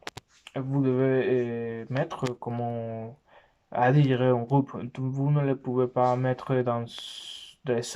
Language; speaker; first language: French; non-native, learner; Spanish